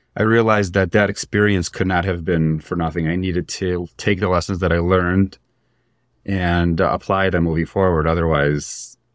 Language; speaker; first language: English; native; English